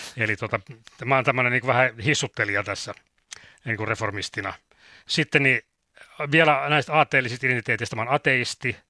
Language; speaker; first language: Finnish; native; Finnish